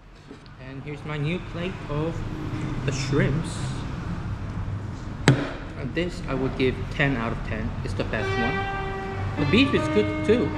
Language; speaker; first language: English; non-native, fluent; Korean